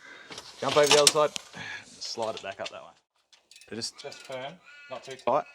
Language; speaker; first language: English; native; English